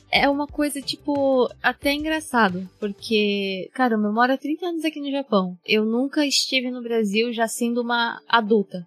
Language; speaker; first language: Portuguese; early bilingual, heritage; Portuguese